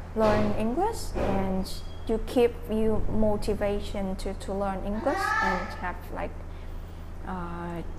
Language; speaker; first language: English; non-native, learner; Vietnamese